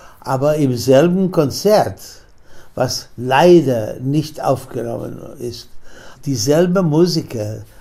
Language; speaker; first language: German; non-native, fluent; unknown